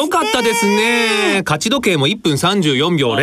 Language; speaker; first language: Japanese; native; Japanese